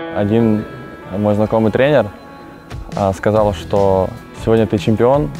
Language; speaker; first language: Russian; native; Russian